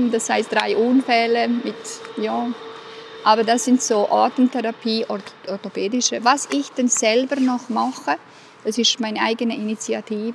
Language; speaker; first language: German; non-native, fluent; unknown